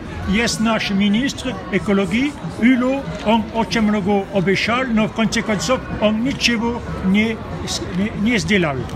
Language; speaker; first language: Russian; non-native, fluent; French